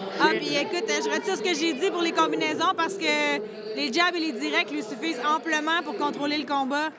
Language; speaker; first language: French; native; French